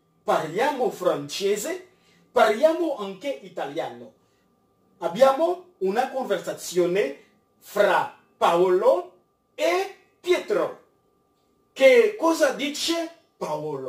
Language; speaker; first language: Italian; non-native, fluent; French